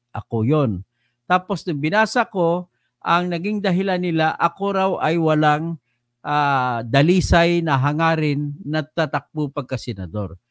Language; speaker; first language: Filipino; non-native, local second language; Hiligaynon